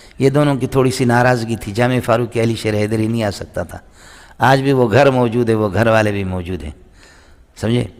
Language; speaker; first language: Urdu; non-native, local second language; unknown